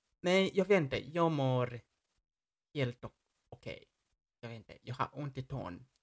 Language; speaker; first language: Swedish; non-native, fluent; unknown